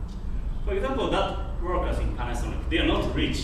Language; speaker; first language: English; non-native, fluent; Japanese